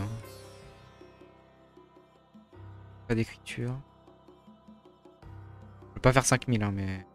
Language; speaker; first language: French; native; French